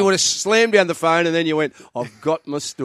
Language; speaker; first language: English; native; English